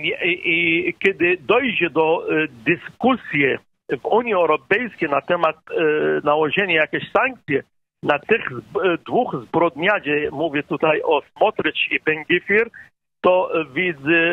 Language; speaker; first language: Polish; non-native, fluent; Arabic